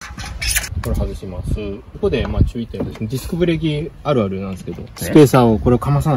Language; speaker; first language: Japanese; native; Japanese